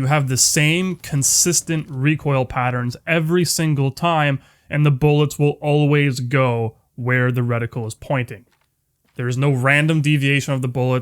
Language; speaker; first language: English; native; English